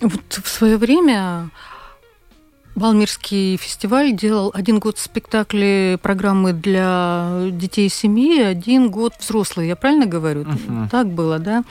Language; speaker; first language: Russian; native; Russian